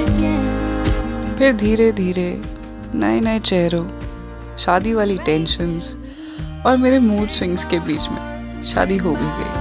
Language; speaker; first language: Hindi; native; Hindi